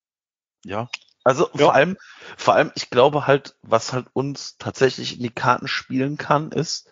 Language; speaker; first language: German; native; German